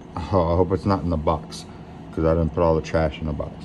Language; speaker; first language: English; native; English